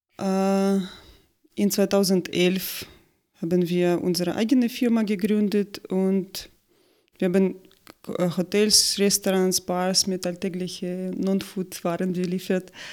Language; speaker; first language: German; non-native, fluent; Russian